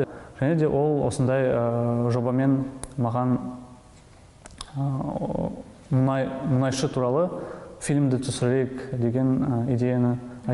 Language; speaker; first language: Kazakh; non-native, local second language; Russian